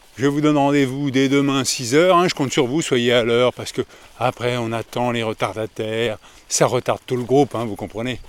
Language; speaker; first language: French; native; French